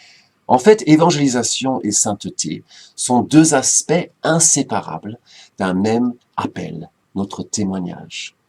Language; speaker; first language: French; native; French